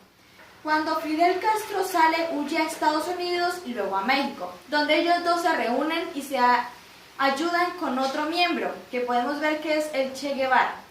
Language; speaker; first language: Spanish; native; Spanish